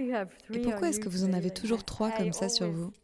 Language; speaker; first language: French; native; French